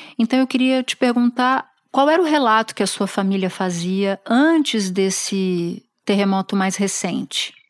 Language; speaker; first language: Portuguese; native; Portuguese